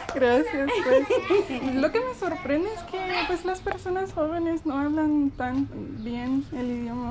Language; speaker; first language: Spanish; non-native, fluent; English